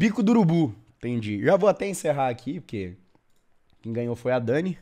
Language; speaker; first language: Portuguese; native; Portuguese